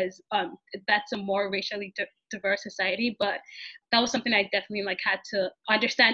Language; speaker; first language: English; non-native, local second language; Yoruba